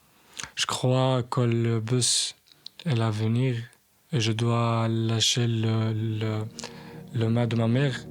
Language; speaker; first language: French; non-native, learner; Arabic